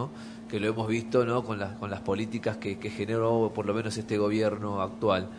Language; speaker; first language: Spanish; native; Spanish